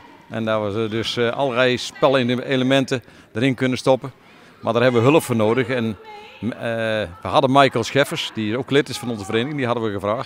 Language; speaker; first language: Dutch; native; Dutch